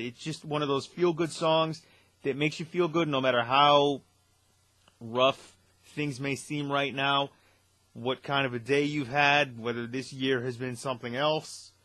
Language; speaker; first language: English; native; English